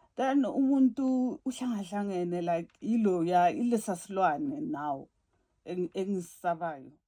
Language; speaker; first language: Zulu; non-native, local second language; South Ndebele